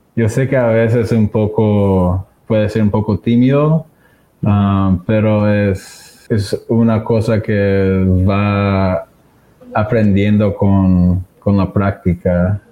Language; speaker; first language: Spanish; early bilingual, other home language; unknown